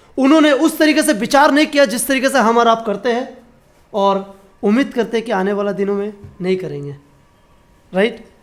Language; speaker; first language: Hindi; non-native, local second language; Bangla